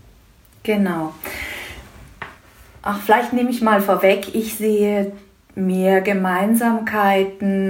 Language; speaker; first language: German; native; German